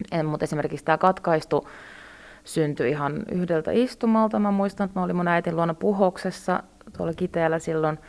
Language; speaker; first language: Finnish; early bilingual, other home language; Russian